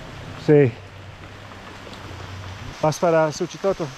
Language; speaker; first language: Spanish; non-native, learner; English